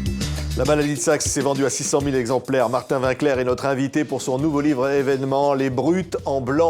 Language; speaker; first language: French; native; French